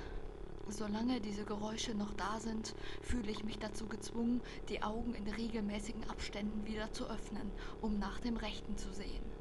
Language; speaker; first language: German; native; German